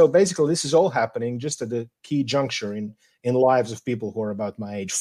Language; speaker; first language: English; non-native, fluent; Serbian